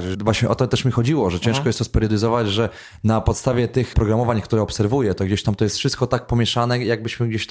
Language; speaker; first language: Polish; native; Polish